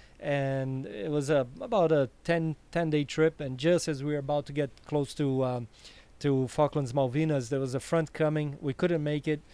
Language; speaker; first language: English; non-native, fluent; Portuguese